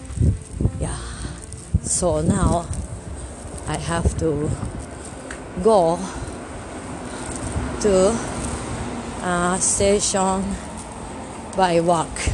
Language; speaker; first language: English; non-native, learner; Japanese